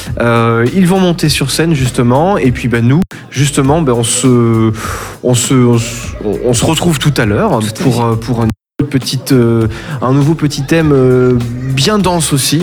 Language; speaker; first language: French; native; French